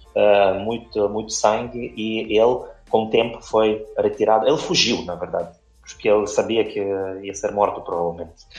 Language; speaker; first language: Portuguese; non-native, fluent; Ukrainian